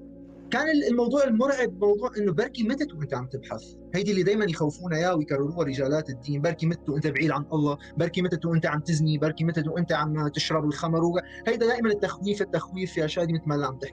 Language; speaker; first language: Arabic; native; Arabic